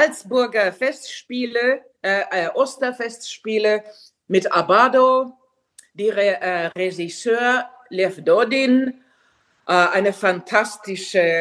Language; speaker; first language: German; non-native, fluent; Finnish